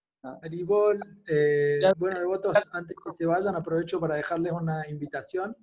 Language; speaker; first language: Spanish; native; Spanish